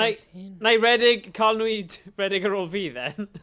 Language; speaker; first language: Welsh; native; Welsh